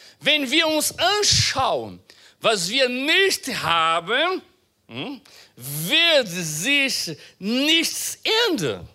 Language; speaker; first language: German; non-native, fluent; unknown